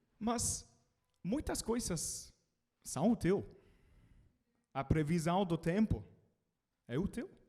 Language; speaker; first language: Portuguese; non-native, learner; English